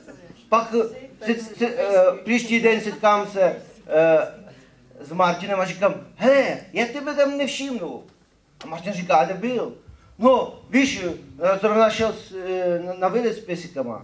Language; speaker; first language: Czech; non-native, fluent; Ukrainian